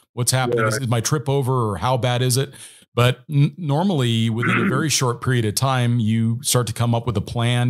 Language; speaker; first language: English; native; English